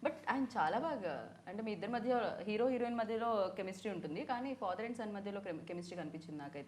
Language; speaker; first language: Telugu; native; Telugu